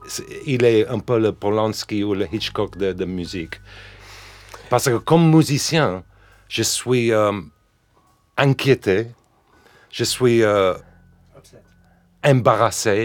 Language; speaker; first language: French; non-native, fluent; English